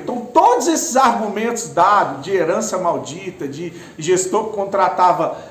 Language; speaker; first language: Portuguese; native; Portuguese